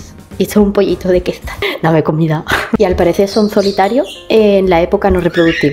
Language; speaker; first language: Spanish; native; Spanish